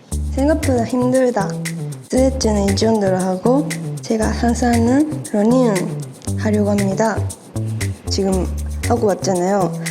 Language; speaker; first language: Korean; non-native, fluent; Japanese